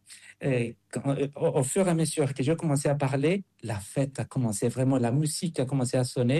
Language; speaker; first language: French; non-native, fluent; Spanish